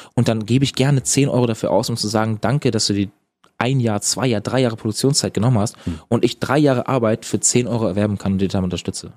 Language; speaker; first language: German; native; German